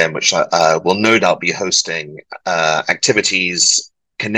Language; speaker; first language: English; native; English